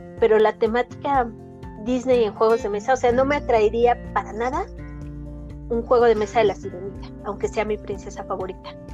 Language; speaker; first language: Spanish; native; Spanish